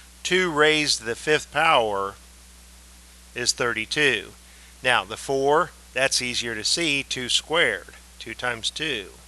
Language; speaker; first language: English; native; English